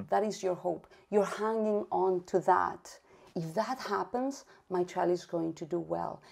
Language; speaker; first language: English; non-native, fluent; Spanish